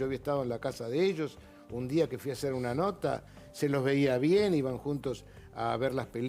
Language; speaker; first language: Spanish; native; Spanish